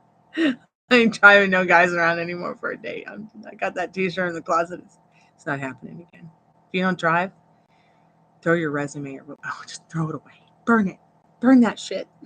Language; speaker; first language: English; native; English